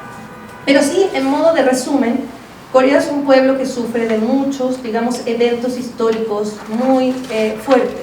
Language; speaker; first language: Spanish; native; Spanish